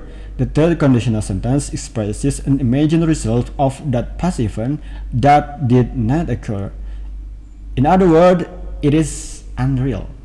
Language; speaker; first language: English; non-native, fluent; Indonesian